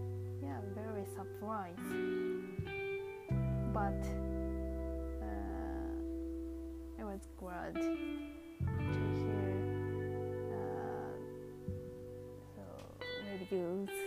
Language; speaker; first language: English; non-native, learner; Japanese